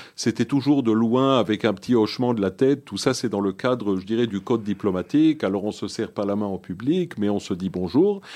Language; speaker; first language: French; early bilingual, other home language; Hebrew